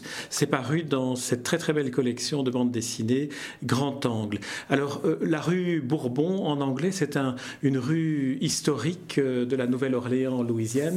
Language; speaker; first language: French; native; French